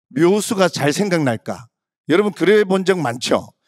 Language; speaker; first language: Korean; native; Korean